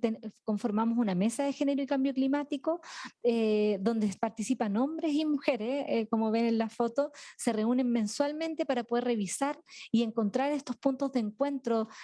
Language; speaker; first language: Spanish; native; Spanish